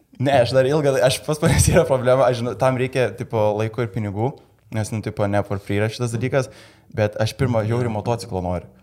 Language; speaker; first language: Lithuanian; native; Lithuanian